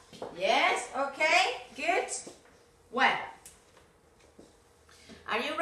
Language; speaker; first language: English; non-native, fluent; Spanish